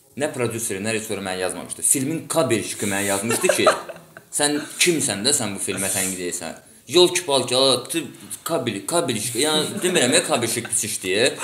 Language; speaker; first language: Azerbaijani; non-native, local second language; Russian